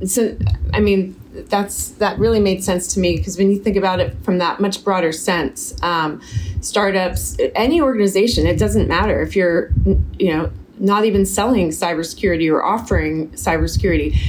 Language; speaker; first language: English; native; English